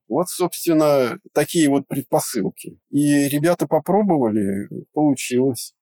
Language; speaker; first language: Russian; native; Russian